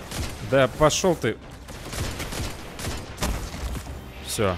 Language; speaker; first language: Russian; native; Russian